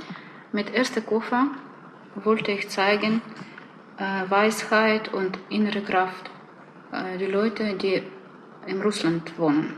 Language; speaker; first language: German; non-native, learner; Russian